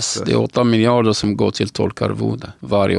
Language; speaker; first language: Swedish; non-native, fluent; Arabic